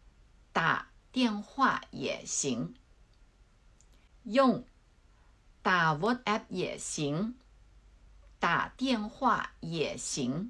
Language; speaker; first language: Chinese; non-native, learner; Lao